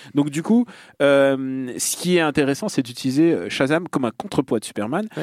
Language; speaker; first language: French; non-native, fluent; Russian